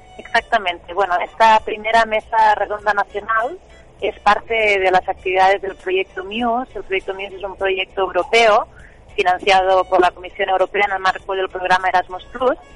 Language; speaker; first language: Spanish; non-native, local second language; Catalan